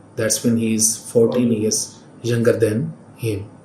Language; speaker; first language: English; non-native, local second language; Urdu